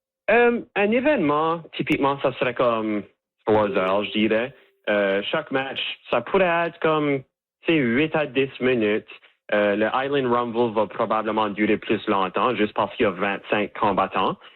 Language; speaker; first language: French; native; French